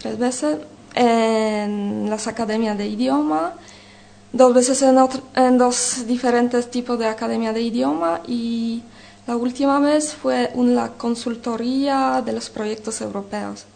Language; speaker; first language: Spanish; non-native, fluent; Polish